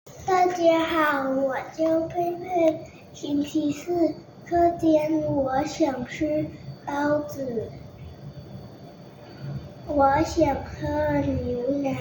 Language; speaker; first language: Chinese; non-native, learner; Thai